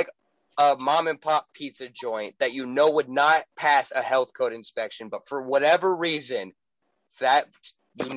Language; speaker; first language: English; native; English